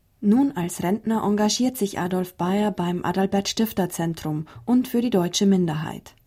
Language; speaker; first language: German; native; German